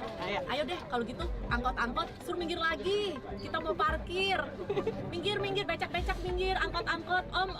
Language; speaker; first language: Indonesian; native; Indonesian